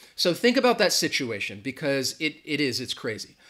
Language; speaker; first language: English; native; English